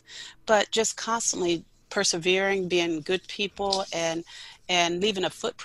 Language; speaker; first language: English; native; English